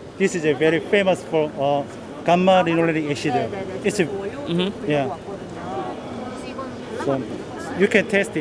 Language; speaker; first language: English; non-native, learner; Korean